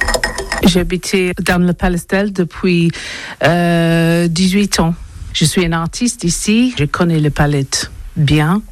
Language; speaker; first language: French; non-native, local second language; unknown